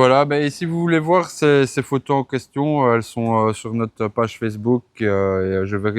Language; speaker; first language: French; native; French